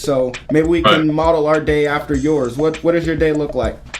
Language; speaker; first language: English; native; English